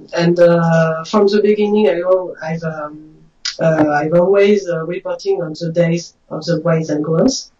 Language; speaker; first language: English; non-native, learner; French